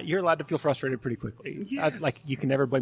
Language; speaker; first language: English; native; English